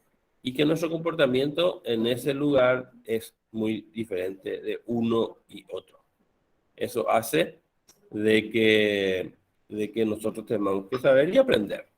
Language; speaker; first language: Spanish; native; Spanish